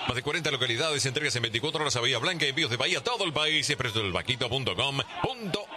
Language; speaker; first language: Spanish; native; Spanish